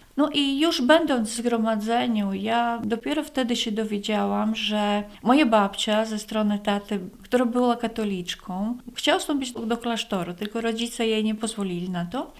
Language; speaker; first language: Polish; non-native, fluent; Latvian